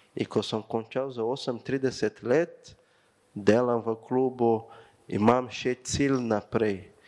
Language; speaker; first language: Slovenian; non-native, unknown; Portuguese